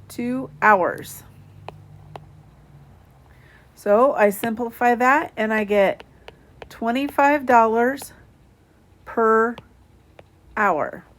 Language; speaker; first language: English; native; English